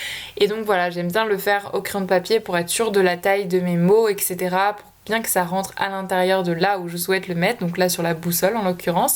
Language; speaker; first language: French; native; French